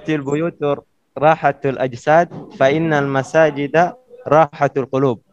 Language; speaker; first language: Arabic; non-native, learner; Indonesian